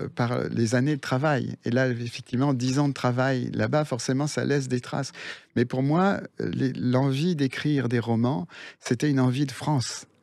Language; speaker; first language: French; early bilingual, other home language; Spanish